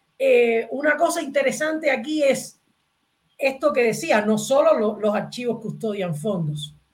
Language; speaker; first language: Spanish; native; Spanish